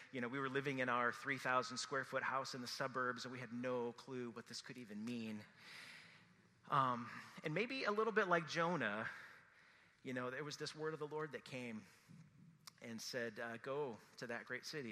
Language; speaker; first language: English; native; English